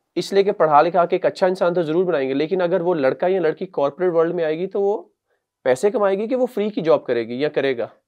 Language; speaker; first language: Urdu; native; Urdu